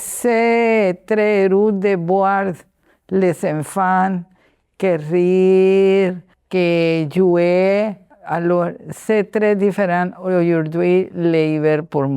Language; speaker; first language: French; non-native, learner; Spanish